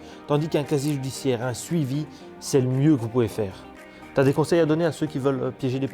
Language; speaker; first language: French; native; French